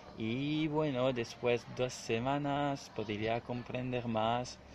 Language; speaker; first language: Spanish; non-native, learner; French